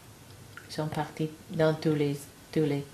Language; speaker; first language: French; non-native, learner; English